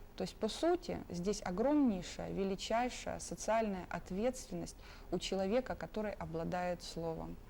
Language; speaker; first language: Russian; native; Russian